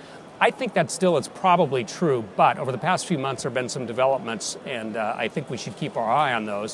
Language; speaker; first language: English; native; English